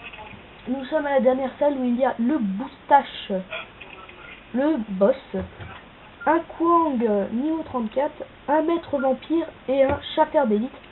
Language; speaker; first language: French; native; French